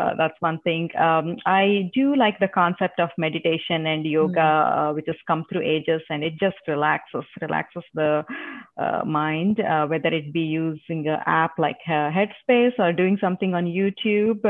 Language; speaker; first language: English; non-native, local second language; Telugu